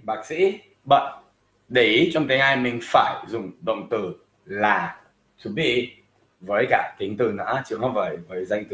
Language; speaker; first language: Vietnamese; non-native, fluent; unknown